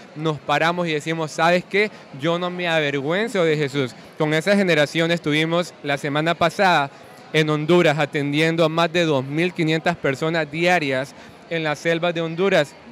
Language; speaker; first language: Spanish; native; Spanish